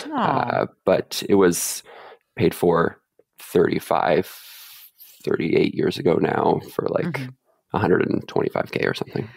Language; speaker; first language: English; native; English